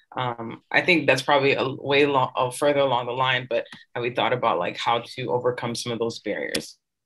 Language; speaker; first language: English; early bilingual, other home language; French